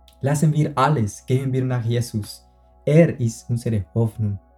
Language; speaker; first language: German; non-native, fluent; Spanish